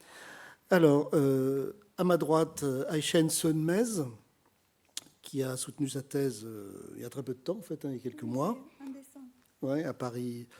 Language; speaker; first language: French; native; French